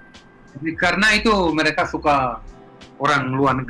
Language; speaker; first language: Indonesian; non-native, fluent; Hebrew